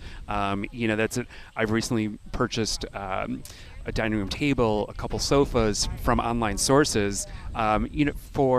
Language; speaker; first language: English; native; English